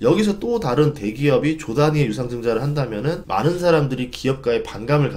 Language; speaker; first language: Korean; native; Korean